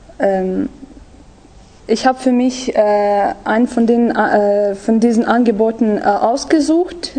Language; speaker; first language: German; non-native, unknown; Ukrainian